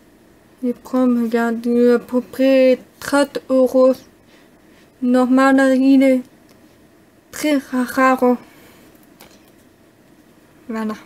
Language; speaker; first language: French; non-native, learner; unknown